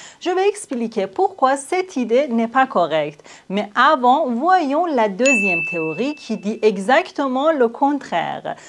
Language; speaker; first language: French; non-native, fluent; Persian